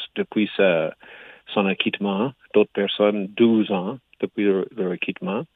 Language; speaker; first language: French; native; French